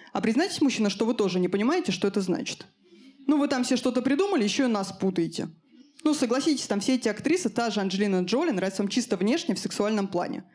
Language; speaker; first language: Russian; native; Russian